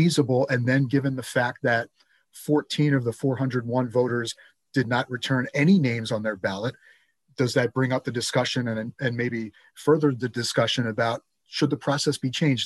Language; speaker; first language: English; native; English